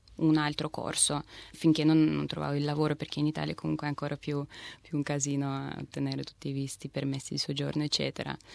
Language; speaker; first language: Italian; non-native, fluent; Russian